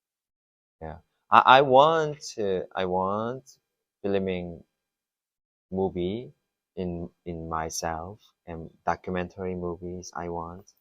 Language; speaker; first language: English; non-native, learner; Korean